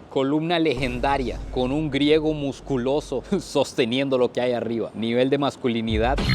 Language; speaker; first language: Spanish; native; Spanish